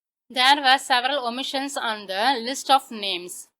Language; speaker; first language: English; non-native, local second language; Tamil